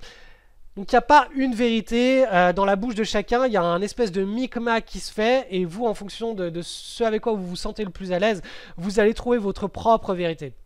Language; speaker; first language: French; native; French